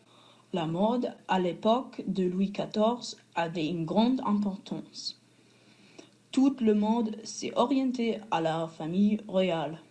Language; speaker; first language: French; non-native, learner; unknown